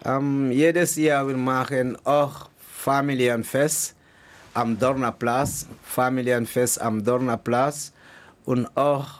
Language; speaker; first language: German; non-native, learner; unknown